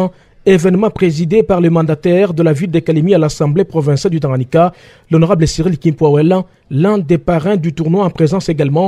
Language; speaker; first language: French; non-native, local second language; Swahili